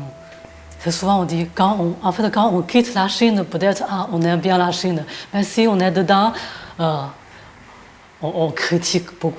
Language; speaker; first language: French; non-native, fluent; Chinese